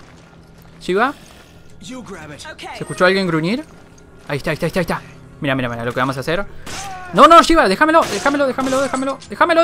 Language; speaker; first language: Spanish; native; Spanish